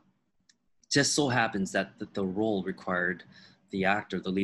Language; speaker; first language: English; non-native, fluent; Min Nan Chinese